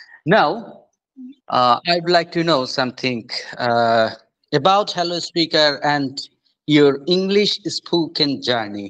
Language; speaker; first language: English; non-native, fluent; Bangla